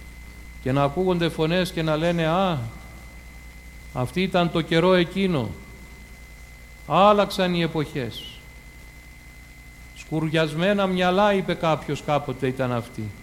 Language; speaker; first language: Greek; native; Greek